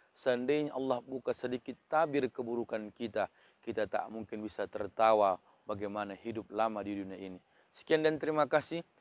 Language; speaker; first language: Malay; native; Malay